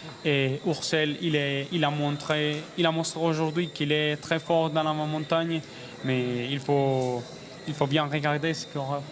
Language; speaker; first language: French; non-native, learner; Spanish